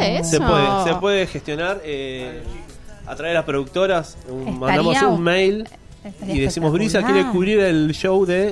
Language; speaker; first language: Spanish; native; Spanish